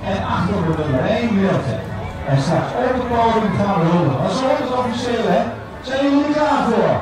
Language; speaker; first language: Dutch; native; Dutch